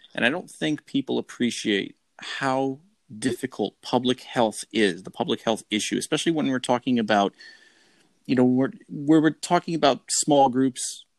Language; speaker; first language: English; native; English